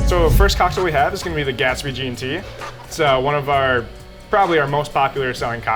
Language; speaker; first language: English; native; English